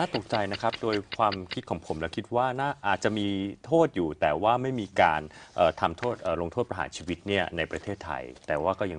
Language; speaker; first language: Thai; native; Thai